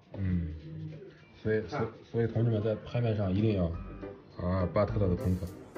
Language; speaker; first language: Chinese; native; Chinese